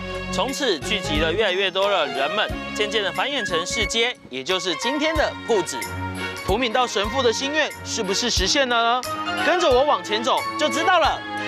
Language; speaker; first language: Chinese; native; Chinese